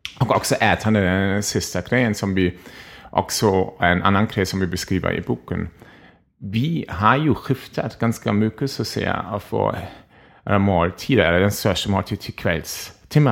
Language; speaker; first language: Swedish; non-native, fluent; German